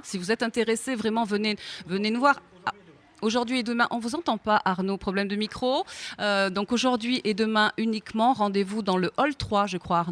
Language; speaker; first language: French; native; French